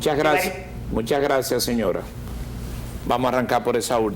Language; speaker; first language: Spanish; native; Spanish